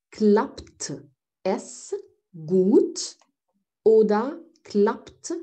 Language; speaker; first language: German; non-native, fluent; Arabic